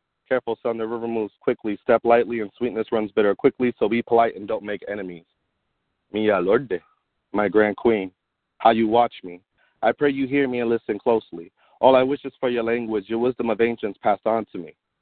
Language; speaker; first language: English; early bilingual, other home language; Spanish